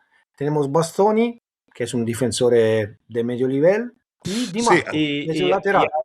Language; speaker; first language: Spanish; non-native, fluent; Italian